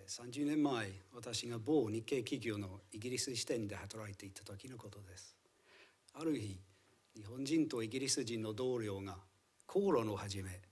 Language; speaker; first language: Japanese; non-native, fluent; English